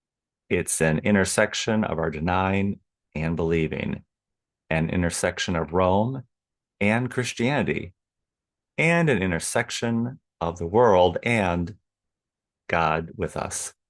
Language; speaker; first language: English; native; English